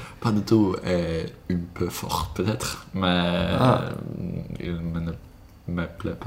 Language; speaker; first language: French; non-native, learner; Swedish